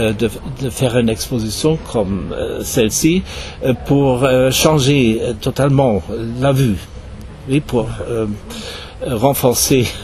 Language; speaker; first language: French; non-native, fluent; German